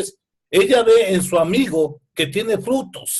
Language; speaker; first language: Spanish; native; Spanish